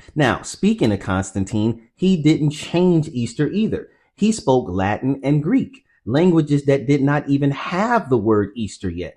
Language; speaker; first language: English; native; English